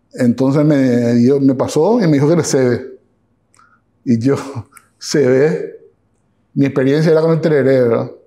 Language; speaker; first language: Spanish; native; Spanish